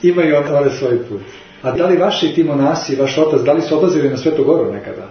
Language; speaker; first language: Serbian; native; Serbian